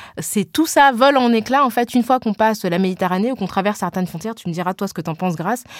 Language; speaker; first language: French; native; French